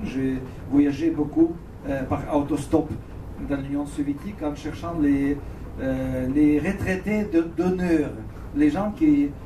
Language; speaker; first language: French; non-native, learner; Russian